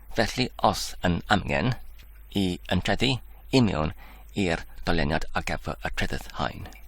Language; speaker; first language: Welsh; non-native, local second language; English